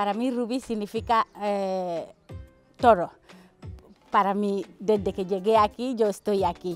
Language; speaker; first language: Spanish; non-native, fluent; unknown